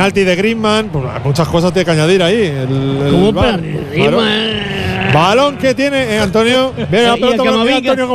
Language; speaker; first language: Spanish; native; Spanish